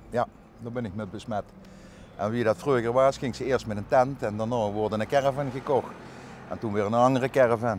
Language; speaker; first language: Dutch; native; Dutch